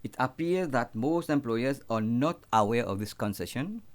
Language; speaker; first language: English; non-native, local second language; Morisyen